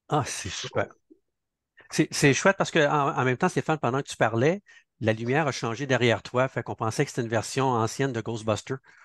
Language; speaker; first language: French; native; French